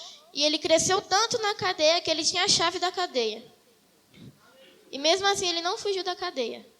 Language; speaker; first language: Portuguese; native; Portuguese